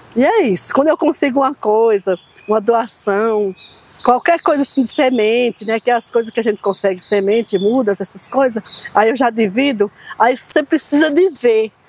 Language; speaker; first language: Portuguese; native; Portuguese